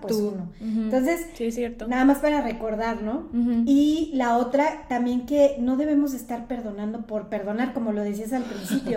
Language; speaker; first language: Spanish; native; Spanish